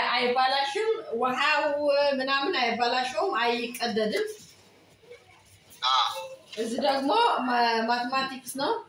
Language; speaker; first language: Amharic; non-native, learner; Tigrinya